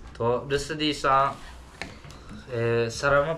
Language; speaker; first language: Japanese; early bilingual, other home language; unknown